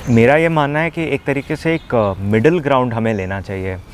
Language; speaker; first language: Hindi; native; Hindi